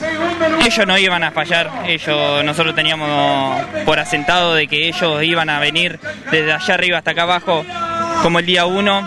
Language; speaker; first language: Spanish; native; Spanish